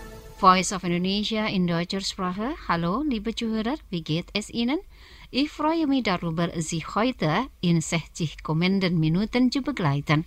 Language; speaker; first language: German; non-native, fluent; Indonesian